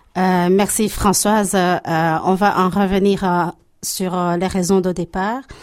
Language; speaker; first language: French; native; French